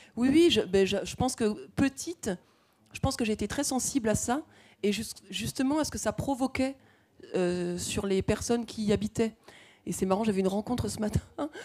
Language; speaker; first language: French; native; French